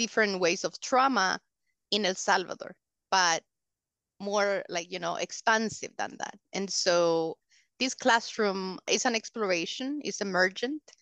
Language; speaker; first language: English; non-native, fluent; Spanish